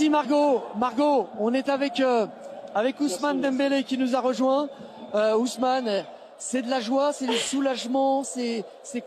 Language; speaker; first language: French; native; French